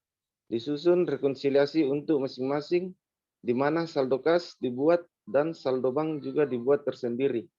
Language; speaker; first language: Indonesian; native; Indonesian